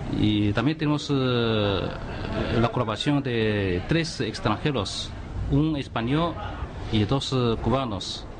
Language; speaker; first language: Spanish; non-native, fluent; Chinese